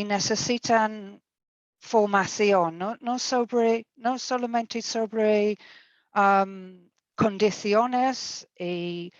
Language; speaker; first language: Spanish; non-native, fluent; English